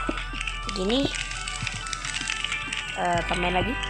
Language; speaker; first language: Indonesian; native; Indonesian